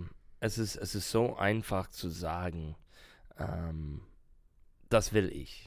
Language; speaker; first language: German; non-native, learner; English